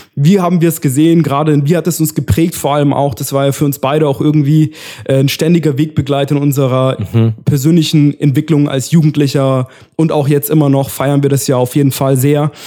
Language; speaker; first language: German; early bilingual, other home language; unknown